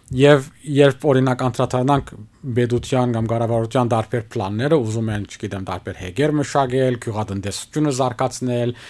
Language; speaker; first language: Armenian; early bilingual, heritage; Armenian